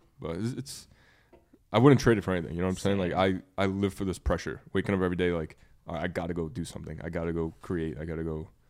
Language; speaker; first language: English; native; English